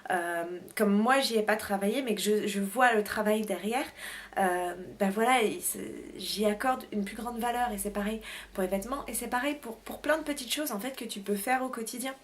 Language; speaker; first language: French; native; French